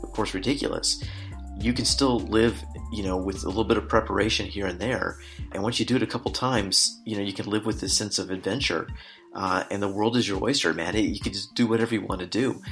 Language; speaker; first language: English; native; English